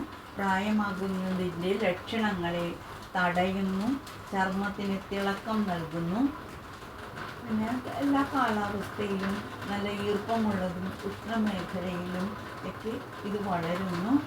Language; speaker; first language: Malayalam; native; Malayalam